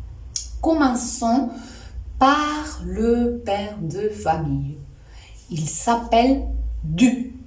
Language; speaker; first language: French; non-native, fluent; Spanish